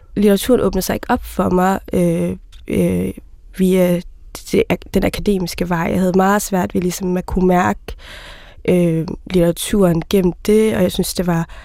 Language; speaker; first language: Danish; early bilingual, other home language; Somali